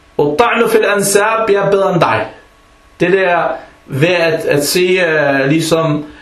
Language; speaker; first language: Danish; early bilingual, other home language; Arabic